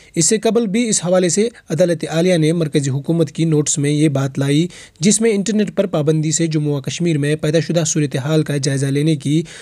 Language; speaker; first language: Urdu; non-native, local second language; Kashmiri